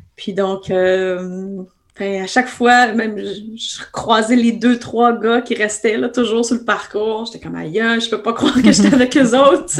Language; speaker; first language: French; native; French